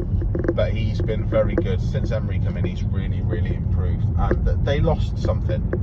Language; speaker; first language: English; native; English